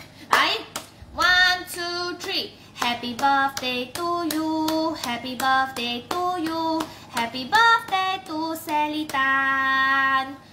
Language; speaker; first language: English; non-native, local second language; Chinese